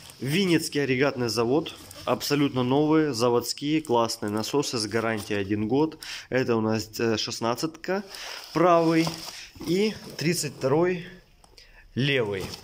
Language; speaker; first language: Russian; native; Russian